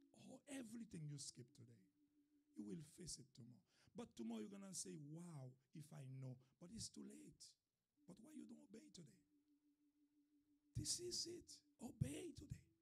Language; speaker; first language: English; non-native, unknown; Haitian Creole